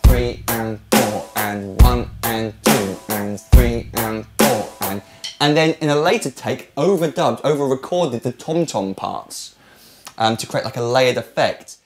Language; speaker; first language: English; native; English